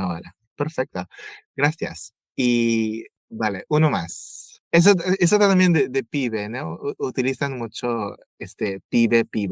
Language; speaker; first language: Spanish; non-native, fluent; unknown